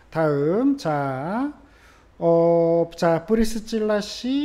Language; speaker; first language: Korean; native; Korean